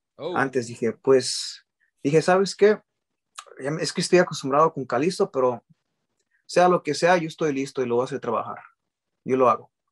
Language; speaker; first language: Spanish; early bilingual, heritage; Spanish